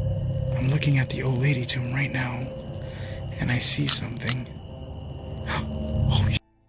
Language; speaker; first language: English; native; English